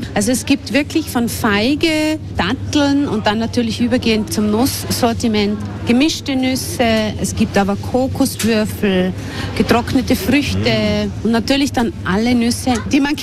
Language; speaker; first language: German; native; German